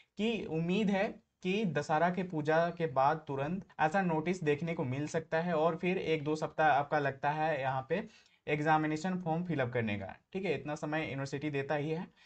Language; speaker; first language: Hindi; native; Hindi